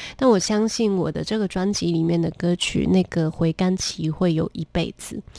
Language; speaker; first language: Chinese; non-native, local second language; Cantonese